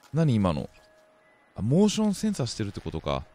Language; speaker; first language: Japanese; native; Japanese